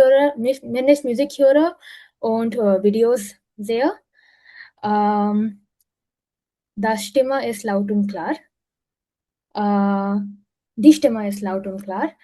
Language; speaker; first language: German; non-native, learner; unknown